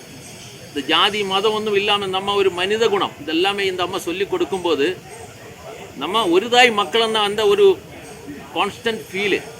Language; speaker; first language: Tamil; non-native, learner; Malayalam